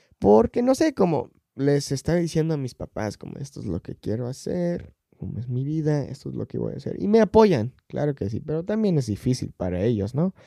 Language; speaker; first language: Spanish; non-native, fluent; English